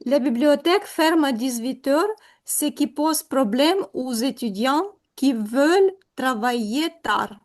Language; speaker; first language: French; non-native, learner; Ukrainian